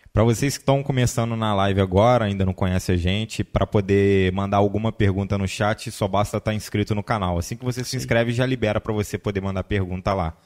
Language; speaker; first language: Portuguese; native; Portuguese